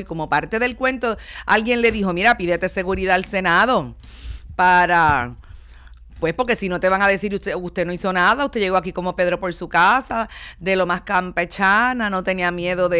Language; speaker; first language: Spanish; native; Spanish